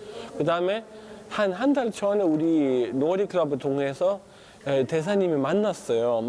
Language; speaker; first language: Korean; non-native, fluent; Danish